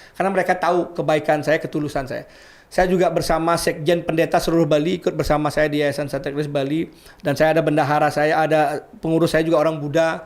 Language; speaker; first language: Indonesian; non-native, local second language; Balinese